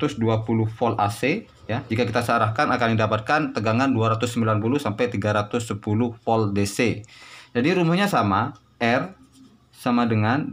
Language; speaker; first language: Indonesian; native; Indonesian